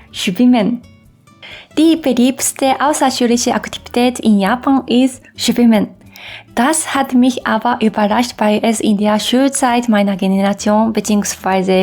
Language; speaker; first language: German; non-native, fluent; Japanese